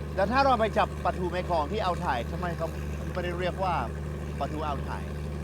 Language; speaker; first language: Thai; non-native, fluent; English